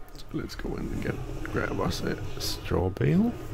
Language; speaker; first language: English; non-native, fluent; Swedish